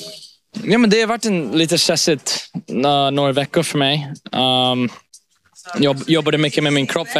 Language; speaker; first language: Swedish; early bilingual, heritage; English